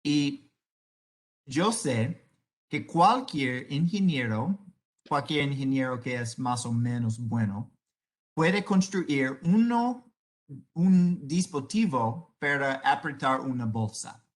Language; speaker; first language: Spanish; non-native, learner; English